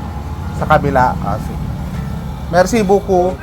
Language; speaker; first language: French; non-native, learner; Filipino